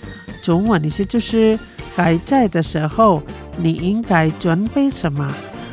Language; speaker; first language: Chinese; non-native, fluent; Indonesian